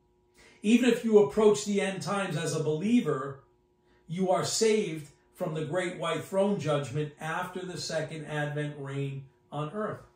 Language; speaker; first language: English; native; English